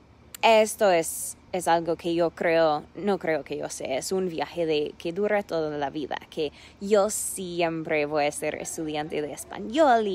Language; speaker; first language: Spanish; non-native, fluent; English